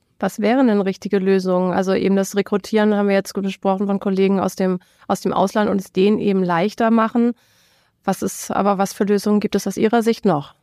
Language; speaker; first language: German; native; German